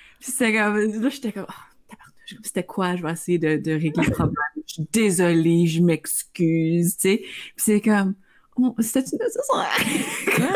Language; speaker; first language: French; native; French